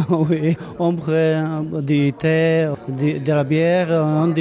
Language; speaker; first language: French; non-native, fluent; Slovak